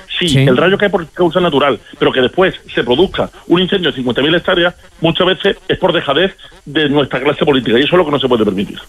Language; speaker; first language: Spanish; native; Spanish